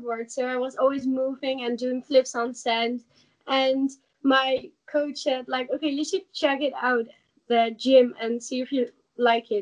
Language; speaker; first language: English; non-native, fluent; Dutch